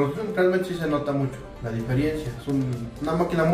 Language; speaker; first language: Spanish; native; Spanish